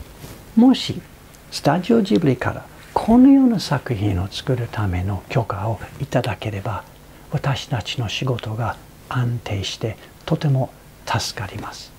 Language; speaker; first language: Japanese; non-native, fluent; English